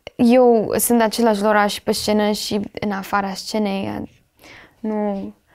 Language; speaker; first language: Romanian; early bilingual, heritage; Romanian